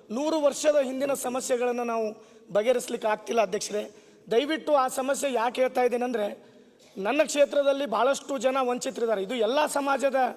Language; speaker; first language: Kannada; non-native, local second language; Lambadi